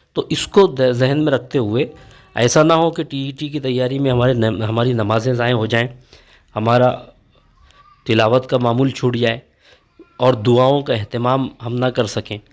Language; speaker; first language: Urdu; native; Urdu